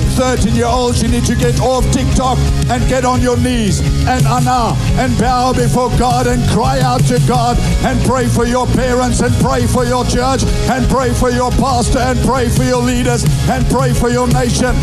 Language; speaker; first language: English; non-native, local second language; Afrikaans